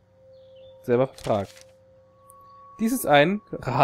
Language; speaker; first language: German; native; German